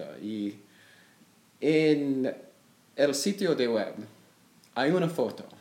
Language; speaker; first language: Spanish; non-native, learner; English